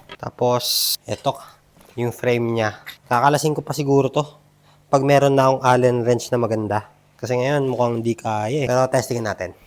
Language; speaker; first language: Filipino; non-native, local second language; Iloko